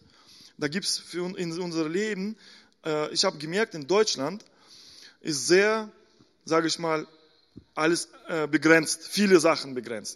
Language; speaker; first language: German; non-native, fluent; Russian